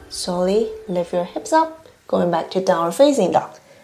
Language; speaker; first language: English; non-native, fluent; Chinese